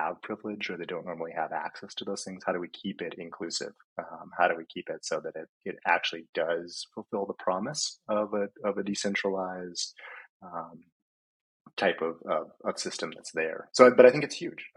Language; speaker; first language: English; native; English